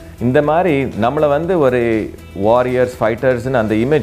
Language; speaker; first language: Tamil; early bilingual, heritage; Tamil